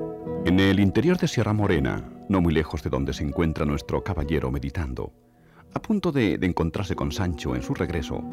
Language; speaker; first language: Spanish; native; Spanish